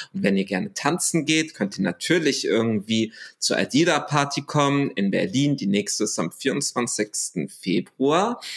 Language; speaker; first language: German; early bilingual, other home language; Arabic